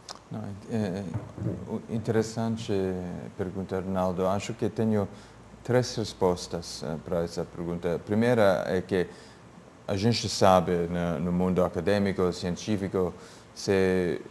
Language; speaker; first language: Portuguese; non-native, fluent; English